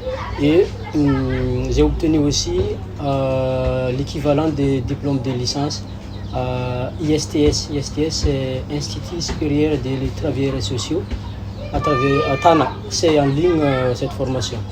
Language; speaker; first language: French; non-native, local second language; Malagasy